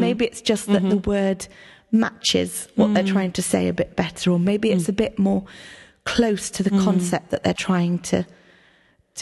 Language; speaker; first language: English; native; English